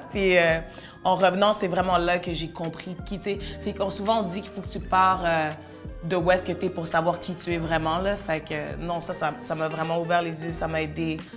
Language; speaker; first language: French; early bilingual, other home language; Bambara